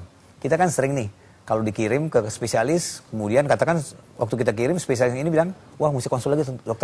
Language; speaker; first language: Indonesian; native; Indonesian